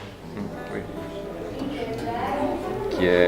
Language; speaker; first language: French; non-native, fluent; Italian